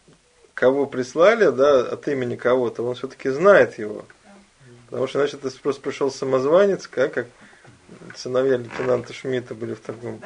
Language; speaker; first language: Russian; native; Russian